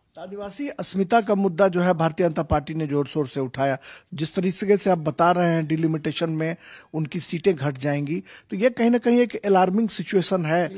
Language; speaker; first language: Hindi; native; Hindi